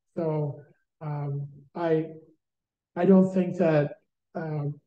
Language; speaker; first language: English; native; English